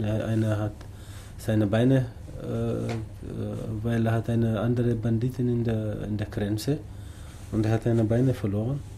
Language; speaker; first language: German; non-native, learner; Tamasheq